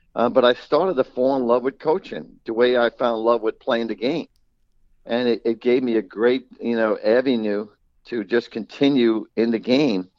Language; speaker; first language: English; native; English